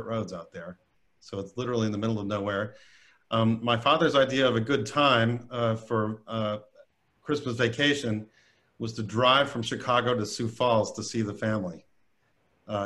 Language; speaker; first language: English; native; English